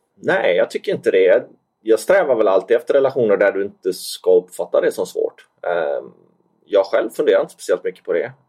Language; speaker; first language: Swedish; native; Swedish